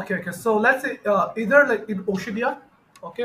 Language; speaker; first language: English; non-native, fluent; Bangla